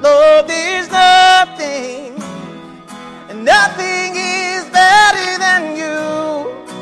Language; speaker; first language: English; native; English